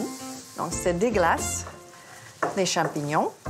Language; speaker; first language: French; non-native, fluent; English